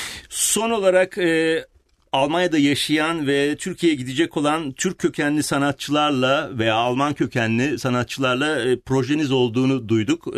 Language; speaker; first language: Turkish; native; Turkish